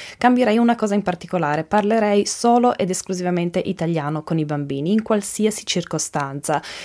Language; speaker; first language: Italian; native; Italian